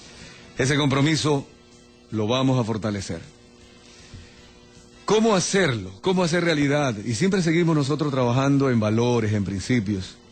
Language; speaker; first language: Spanish; native; Spanish